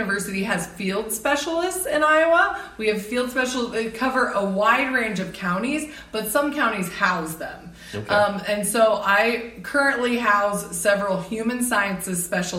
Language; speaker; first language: English; native; English